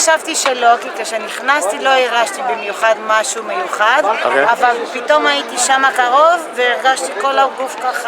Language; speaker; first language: Hebrew; early bilingual, heritage; Hebrew